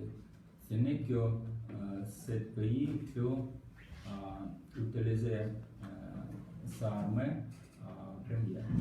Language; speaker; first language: French; non-native, learner; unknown